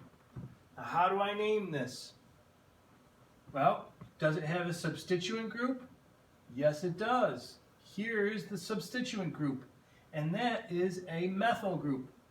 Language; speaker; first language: English; native; English